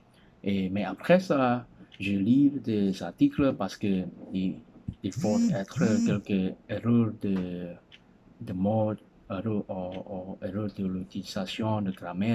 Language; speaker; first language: French; non-native, learner; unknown